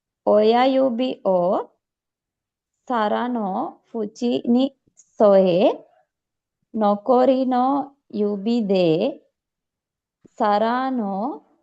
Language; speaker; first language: Japanese; non-native, learner; Sinhala